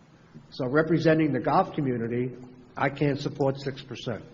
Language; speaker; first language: English; native; English